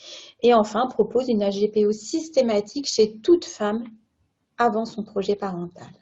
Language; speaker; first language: French; native; French